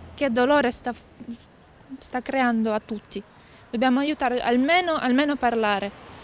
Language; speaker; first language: Italian; non-native, fluent; Ukrainian